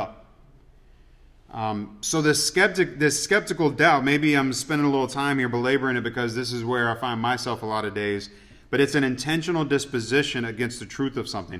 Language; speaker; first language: English; native; English